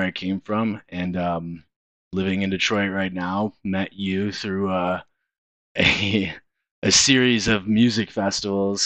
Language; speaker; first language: English; native; English